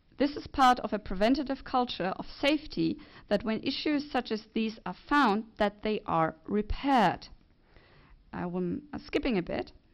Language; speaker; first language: English; non-native, fluent; German